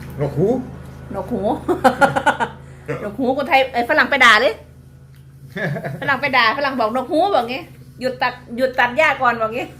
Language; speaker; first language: Thai; non-native, local second language; Lao